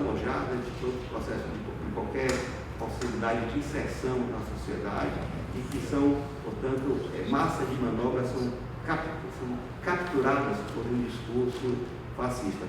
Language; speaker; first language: Portuguese; native; Portuguese